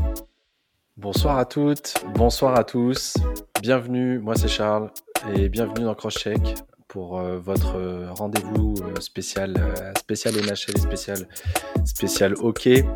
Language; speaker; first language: French; native; French